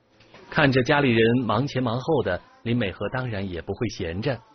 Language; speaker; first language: Chinese; native; Chinese